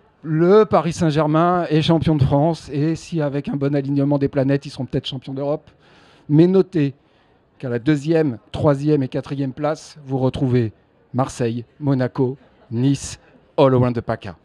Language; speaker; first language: French; native; French